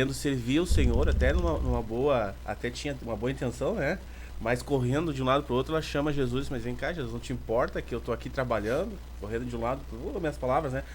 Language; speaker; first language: Portuguese; native; Portuguese